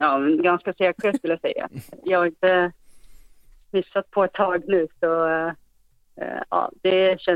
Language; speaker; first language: Swedish; non-native, fluent; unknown